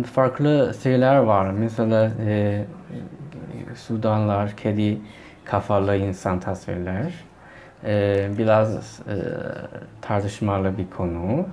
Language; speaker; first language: Turkish; non-native, fluent; Chinese